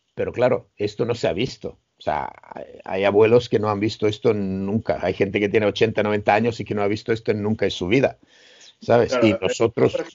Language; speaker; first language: Spanish; non-native, fluent; Serbian